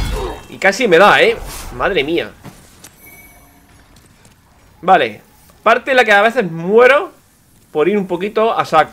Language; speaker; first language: Spanish; native; Spanish